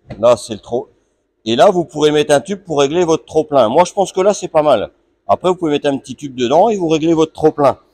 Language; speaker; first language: French; native; French